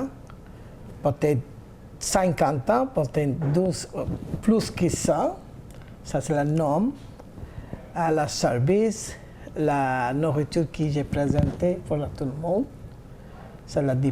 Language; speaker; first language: French; non-native, learner; Bangla